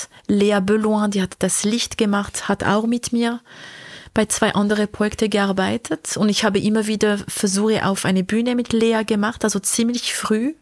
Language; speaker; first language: German; non-native, local second language; French